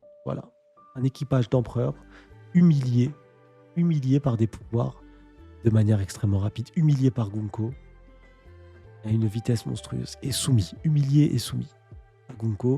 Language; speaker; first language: French; native; French